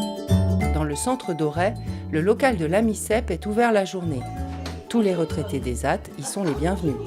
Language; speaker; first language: French; native; French